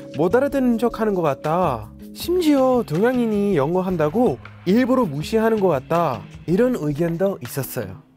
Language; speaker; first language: Korean; non-native, fluent; English